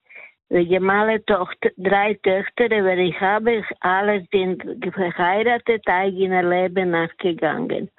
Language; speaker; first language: German; non-native, learner; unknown